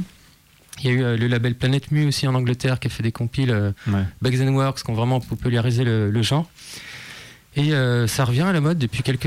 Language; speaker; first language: French; native; French